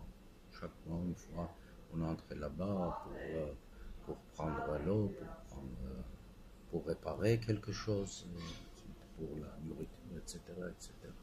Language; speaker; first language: French; non-native, fluent; Armenian